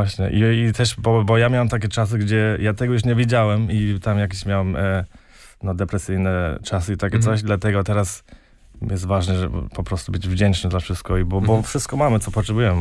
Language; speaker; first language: Polish; early bilingual, heritage; Polish